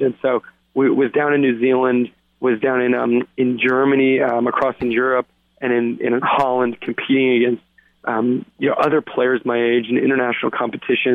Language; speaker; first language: English; native; English